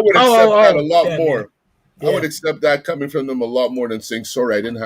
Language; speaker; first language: English; native; English